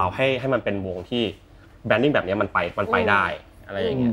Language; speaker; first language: Thai; native; Thai